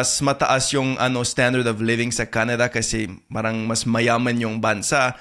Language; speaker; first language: Filipino; non-native, fluent; English